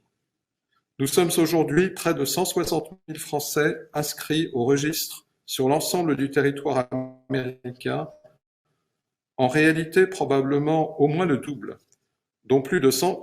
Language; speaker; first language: French; native; French